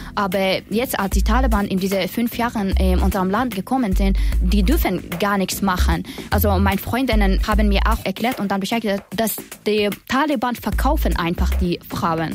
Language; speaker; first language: German; non-native, learner; Persian